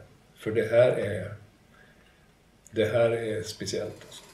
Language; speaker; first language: Swedish; native; Swedish